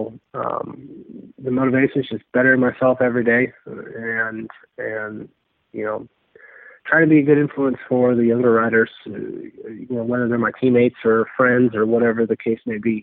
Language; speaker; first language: English; native; English